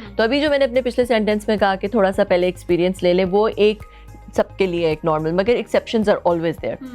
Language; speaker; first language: Urdu; native; Urdu